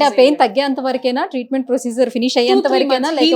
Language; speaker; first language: Telugu; native; Telugu